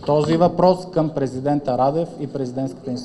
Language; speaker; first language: Bulgarian; native; Bulgarian